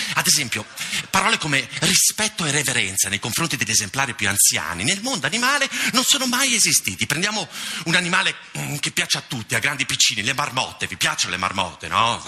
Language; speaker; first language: Italian; native; Italian